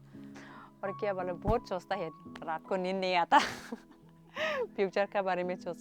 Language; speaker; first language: Hindi; non-native, local second language; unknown